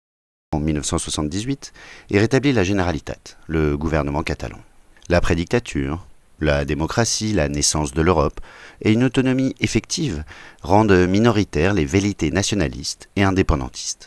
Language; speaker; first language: French; native; French